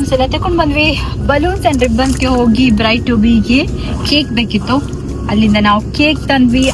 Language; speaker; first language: Kannada; non-native, local second language; Tulu